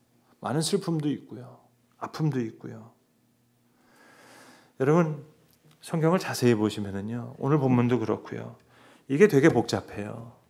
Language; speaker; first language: Korean; native; Korean